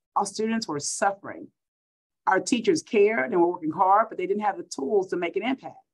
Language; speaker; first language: English; native; English